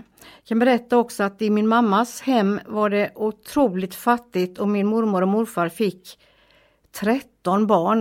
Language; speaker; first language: Swedish; native; Swedish